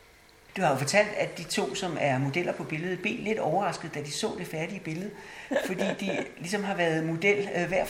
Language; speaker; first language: Danish; native; Danish